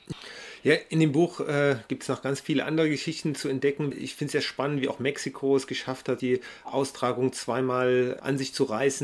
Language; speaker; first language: German; native; German